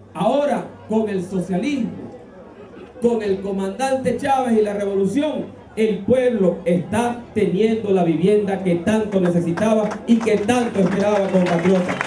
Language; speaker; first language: Spanish; native; Spanish